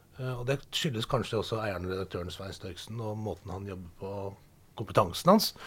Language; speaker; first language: Norwegian; native; Norwegian